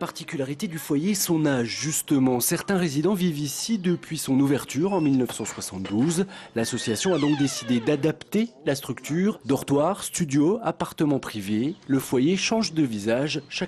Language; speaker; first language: French; native; French